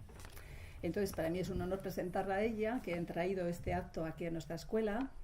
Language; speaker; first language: Spanish; native; Spanish